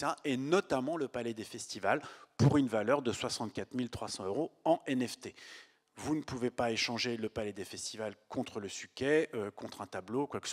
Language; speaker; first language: French; native; French